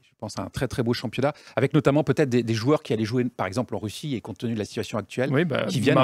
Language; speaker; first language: French; native; French